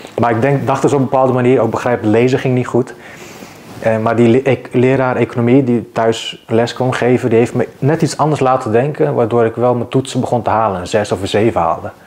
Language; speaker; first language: Dutch; early bilingual, other home language; Bosnian